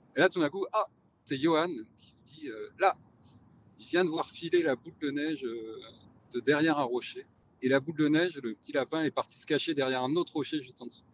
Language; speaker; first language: French; native; French